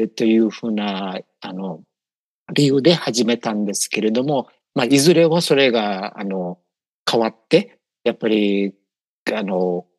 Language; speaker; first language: Japanese; non-native, fluent; English